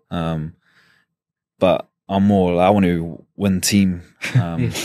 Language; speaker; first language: English; native; English